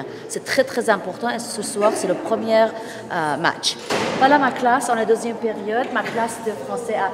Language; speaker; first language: French; non-native, fluent; English